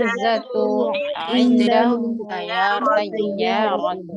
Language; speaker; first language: Arabic; non-native, learner; Indonesian